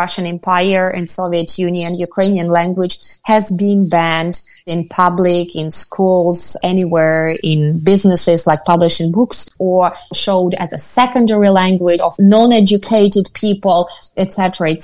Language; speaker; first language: English; non-native, fluent; Ukrainian